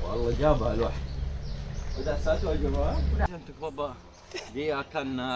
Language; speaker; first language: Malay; non-native, learner; Arabic